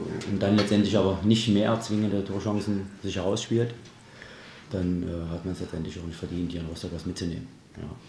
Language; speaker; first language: German; native; German